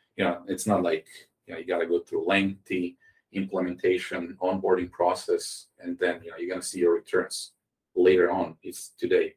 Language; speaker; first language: English; non-native, fluent; Croatian